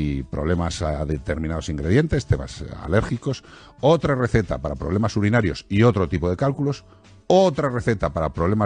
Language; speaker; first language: Spanish; native; Spanish